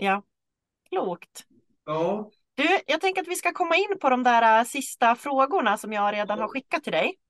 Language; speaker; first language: Swedish; native; Swedish